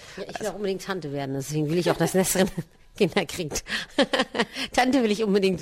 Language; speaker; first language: German; native; German